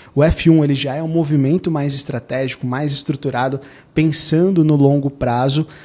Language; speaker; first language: Portuguese; native; Portuguese